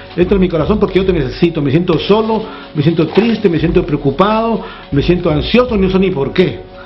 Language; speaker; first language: Spanish; native; Spanish